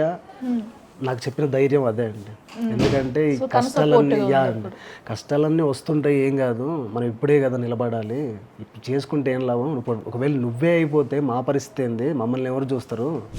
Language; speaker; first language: Telugu; native; Telugu